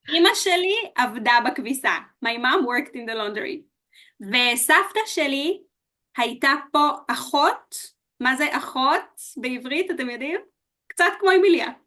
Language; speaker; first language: Hebrew; native; Hebrew